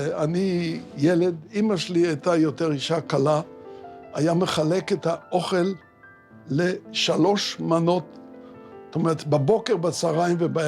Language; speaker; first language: Hebrew; early bilingual, other home language; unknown